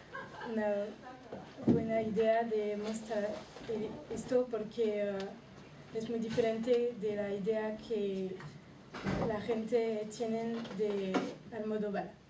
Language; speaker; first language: Spanish; non-native, learner; French